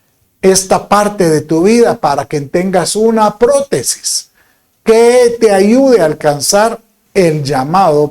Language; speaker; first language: Spanish; native; Spanish